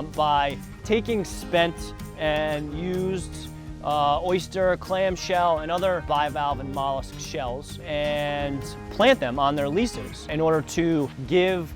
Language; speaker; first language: English; native; English